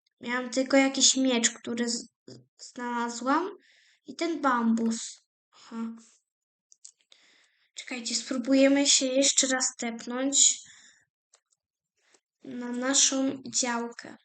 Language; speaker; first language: Polish; native; Polish